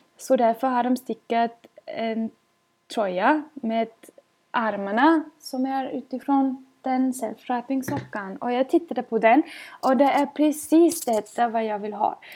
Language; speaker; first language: Swedish; non-native, fluent; German